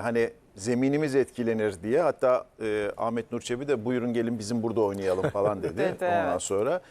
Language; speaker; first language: Turkish; native; Turkish